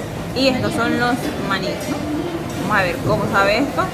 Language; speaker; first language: Spanish; native; Spanish